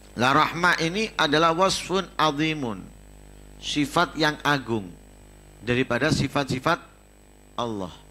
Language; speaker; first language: Indonesian; non-native, local second language; Javanese